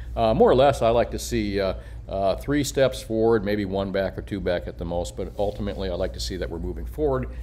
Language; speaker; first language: English; native; English